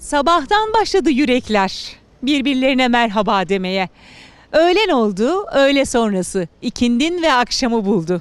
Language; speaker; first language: Turkish; native; Turkish